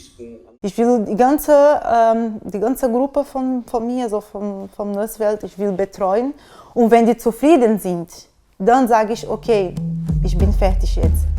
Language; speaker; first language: German; non-native, fluent; Portuguese